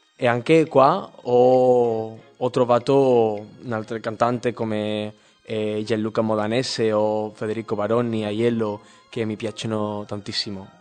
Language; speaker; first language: Italian; non-native, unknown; Spanish